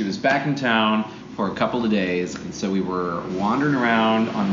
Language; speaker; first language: English; native; English